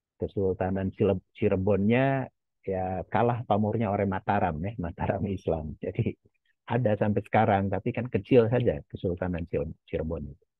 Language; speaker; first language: Indonesian; non-native, local second language; Javanese